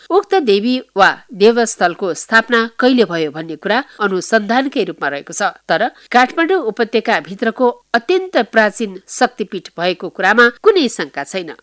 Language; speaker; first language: Nepali; native; Nepali